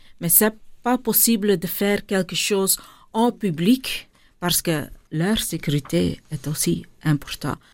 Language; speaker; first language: French; non-native, local second language; Dutch